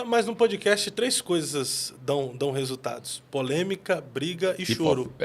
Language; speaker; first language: Portuguese; native; Portuguese